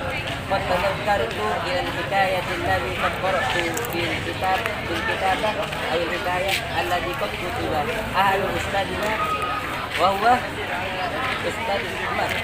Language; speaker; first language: Arabic; non-native, learner; Indonesian